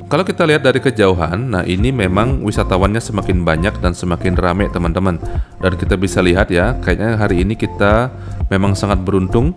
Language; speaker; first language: Indonesian; native; Indonesian